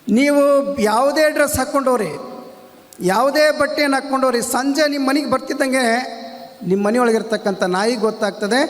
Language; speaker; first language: Kannada; native; Kannada